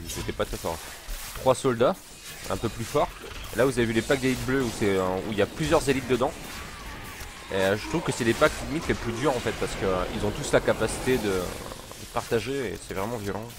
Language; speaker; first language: French; native; French